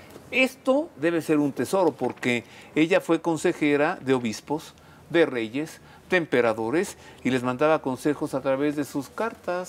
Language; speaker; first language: Spanish; native; Spanish